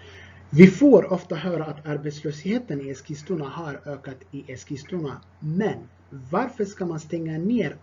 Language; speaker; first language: Swedish; non-native, fluent; Tigrinya